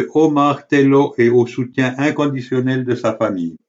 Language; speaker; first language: French; native; French